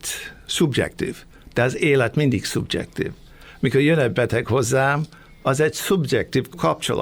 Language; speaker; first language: Hungarian; early bilingual, heritage; Hungarian